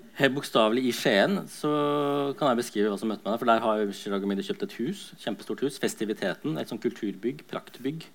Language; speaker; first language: Norwegian; early bilingual, other home language; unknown